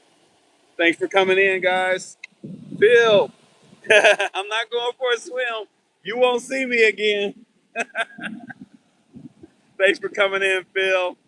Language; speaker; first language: English; native; English